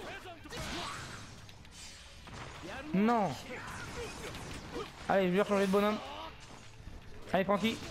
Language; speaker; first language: French; native; French